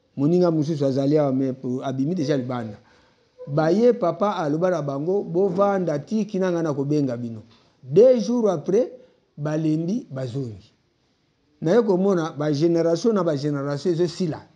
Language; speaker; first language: Lingala; non-native, local second language; Kongo